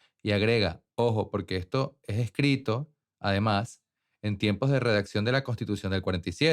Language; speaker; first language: Spanish; native; Spanish